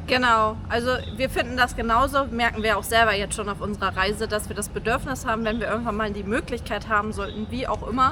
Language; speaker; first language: German; native; German